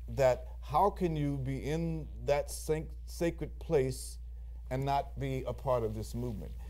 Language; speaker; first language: English; native; English